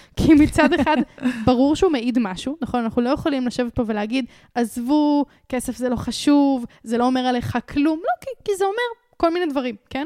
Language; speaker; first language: Hebrew; native; Hebrew